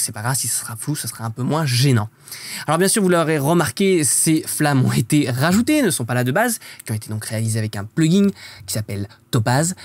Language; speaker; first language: French; native; French